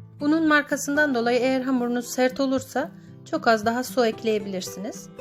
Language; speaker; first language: Turkish; native; Turkish